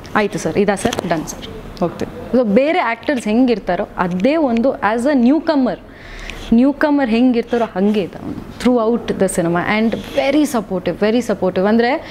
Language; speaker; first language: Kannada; non-native, local second language; Konkani